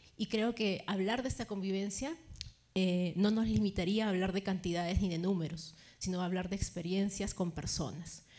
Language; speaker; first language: Spanish; native; Spanish